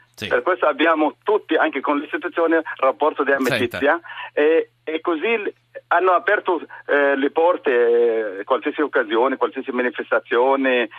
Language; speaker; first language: Italian; non-native, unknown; Arabic